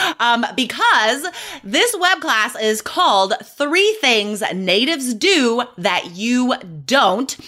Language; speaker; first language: English; native; English